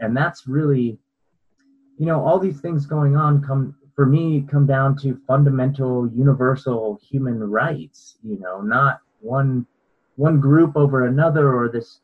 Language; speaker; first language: English; native; English